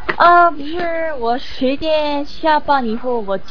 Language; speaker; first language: Chinese; non-native, learner; Korean